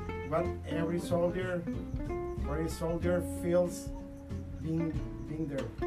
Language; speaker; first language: English; non-native, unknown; Spanish